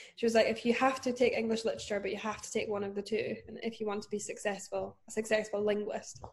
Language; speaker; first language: English; native; English